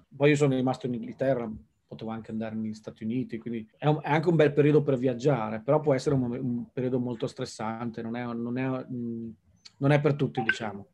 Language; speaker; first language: Italian; native; Italian